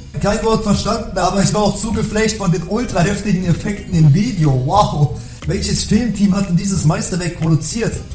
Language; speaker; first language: German; native; German